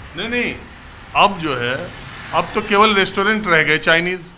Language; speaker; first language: Hindi; native; Hindi